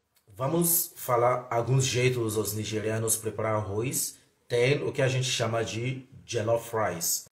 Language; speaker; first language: Portuguese; non-native, fluent; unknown